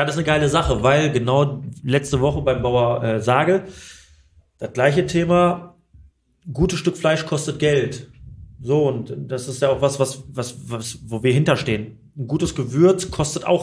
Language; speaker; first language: German; native; German